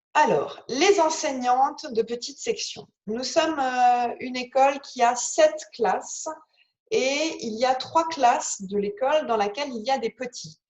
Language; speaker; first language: French; native; French